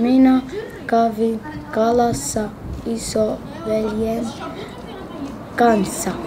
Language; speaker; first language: Finnish; non-native, learner; Arabic